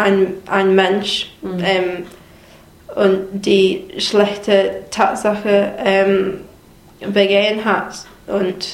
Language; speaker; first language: German; non-native, learner; English